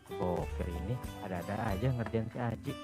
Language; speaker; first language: Indonesian; non-native, local second language; Sundanese